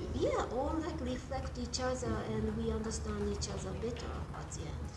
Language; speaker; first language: English; non-native, fluent; Japanese